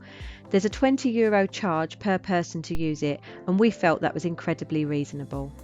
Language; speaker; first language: English; native; English